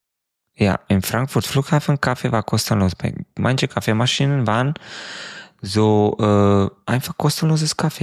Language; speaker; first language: German; non-native, fluent; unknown